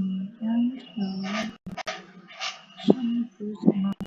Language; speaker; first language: Chinese; non-native, learner; Indonesian